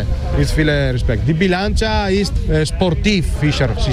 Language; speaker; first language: German; non-native, learner; Italian